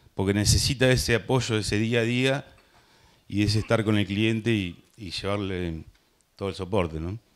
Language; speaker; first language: Spanish; native; Spanish